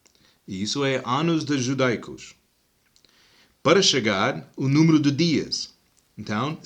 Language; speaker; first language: Portuguese; non-native, fluent; English